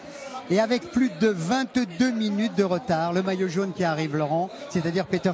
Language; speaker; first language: French; native; French